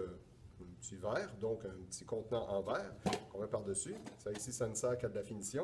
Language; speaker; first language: French; native; French